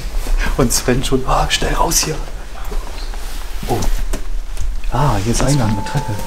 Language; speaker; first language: German; native; German